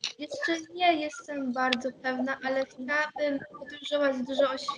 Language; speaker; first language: Polish; early bilingual, other home language; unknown